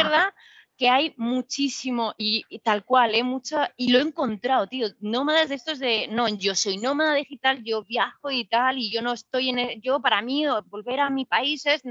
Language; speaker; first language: Spanish; native; Spanish